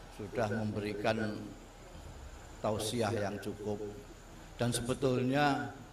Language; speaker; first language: Indonesian; non-native, local second language; Javanese